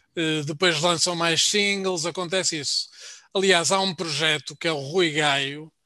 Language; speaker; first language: Portuguese; native; Portuguese